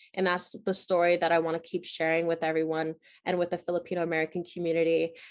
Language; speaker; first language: English; native; English